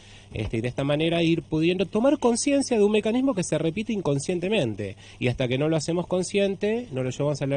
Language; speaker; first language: Spanish; native; Spanish